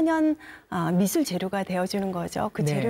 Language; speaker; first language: Korean; native; Korean